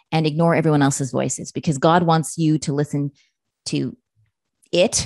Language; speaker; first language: English; native; English